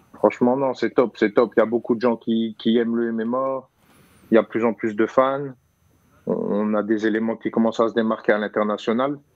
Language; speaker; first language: French; native; French